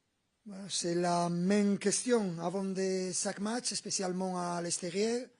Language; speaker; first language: French; non-native, learner; Spanish